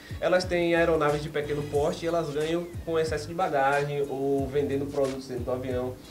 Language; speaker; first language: Portuguese; native; Portuguese